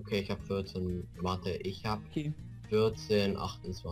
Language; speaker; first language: German; native; German